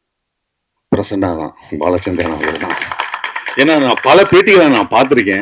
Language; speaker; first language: Tamil; native; Tamil